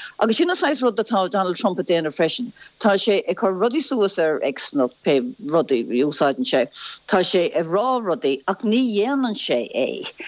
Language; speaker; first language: Irish; non-native, local second language; English